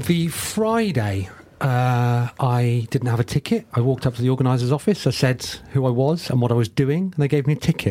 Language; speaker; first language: English; native; English